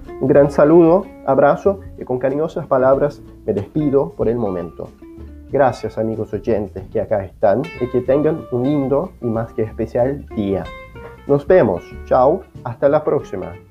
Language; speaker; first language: Spanish; non-native, fluent; Portuguese